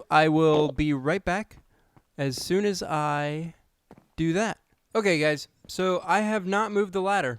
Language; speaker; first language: English; native; English